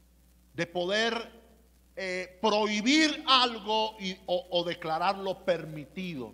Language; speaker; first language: Spanish; native; Spanish